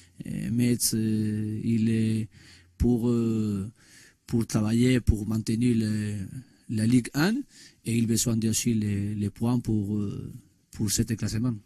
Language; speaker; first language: French; non-native, learner; Spanish